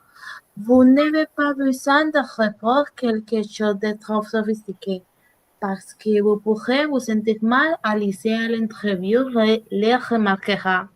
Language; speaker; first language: French; non-native, learner; Spanish